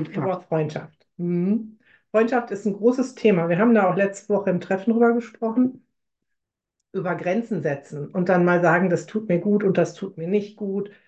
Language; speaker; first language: German; native; German